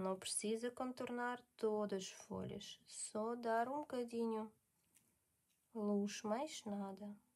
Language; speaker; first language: Portuguese; non-native, learner; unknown